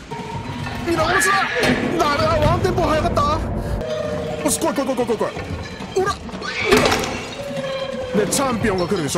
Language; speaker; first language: Japanese; native; Japanese